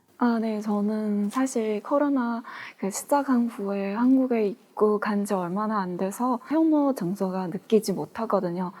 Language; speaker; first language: Korean; non-native, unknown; Chinese